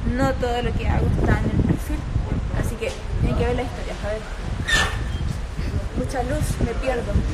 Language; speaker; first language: Spanish; native; Spanish